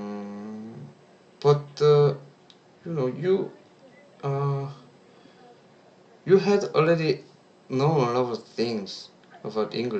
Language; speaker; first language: English; non-native, learner; Korean